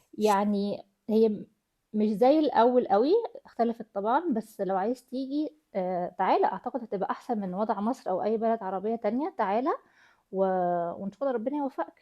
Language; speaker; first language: Egyptian Arabic; early bilingual, heritage; German